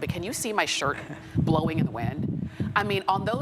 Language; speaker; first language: English; native; English